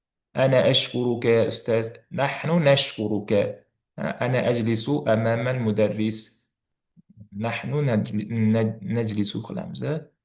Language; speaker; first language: Arabic; non-native, fluent; Uzbek